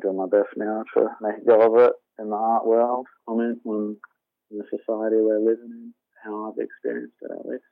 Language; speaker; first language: English; native; English